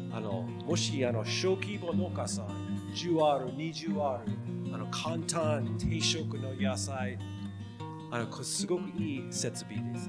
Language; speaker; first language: Japanese; non-native, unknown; English